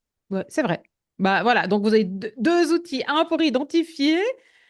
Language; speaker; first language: French; native; French